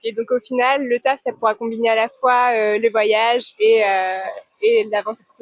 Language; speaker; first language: French; native; French